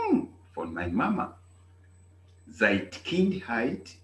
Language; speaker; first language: German; non-native, fluent; English